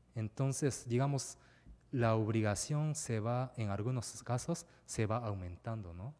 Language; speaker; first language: Spanish; non-native, fluent; Japanese